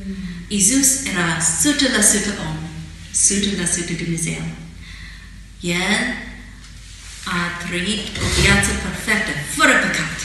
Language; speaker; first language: Romanian; non-native, fluent; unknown